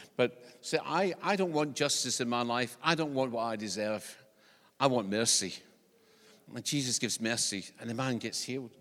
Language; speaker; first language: English; native; English